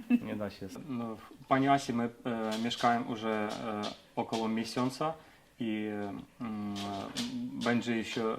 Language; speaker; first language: Polish; non-native, learner; Ukrainian